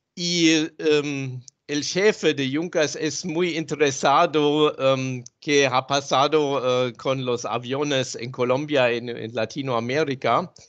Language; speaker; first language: Spanish; non-native, fluent; German